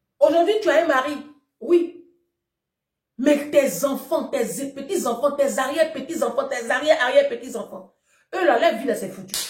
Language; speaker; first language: French; native; French